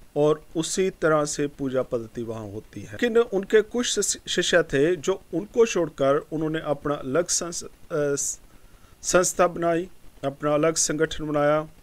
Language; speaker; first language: Hindi; non-native, local second language; Punjabi